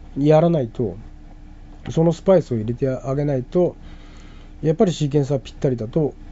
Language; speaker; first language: Japanese; native; Japanese